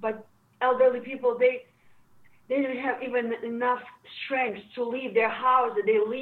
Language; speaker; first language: English; non-native, fluent; Ukrainian